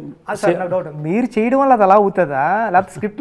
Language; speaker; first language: Telugu; native; Telugu